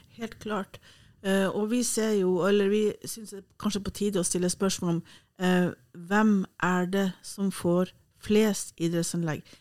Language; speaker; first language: Norwegian; native; Norwegian